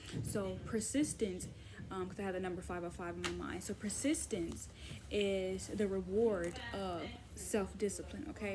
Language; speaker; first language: English; native; English